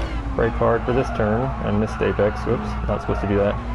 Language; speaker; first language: English; native; English